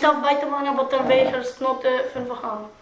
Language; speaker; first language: German; early bilingual, other home language; Bulgarian